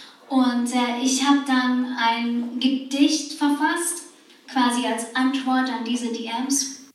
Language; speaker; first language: German; native; German